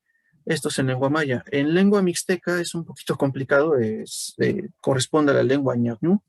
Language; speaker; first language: Spanish; native; Spanish